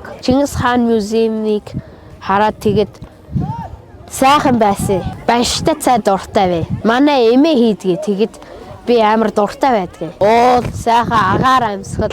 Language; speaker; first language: Mongolian; early bilingual, heritage; Mongolian